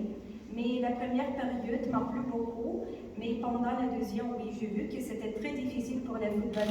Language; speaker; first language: French; non-native, fluent; Ukrainian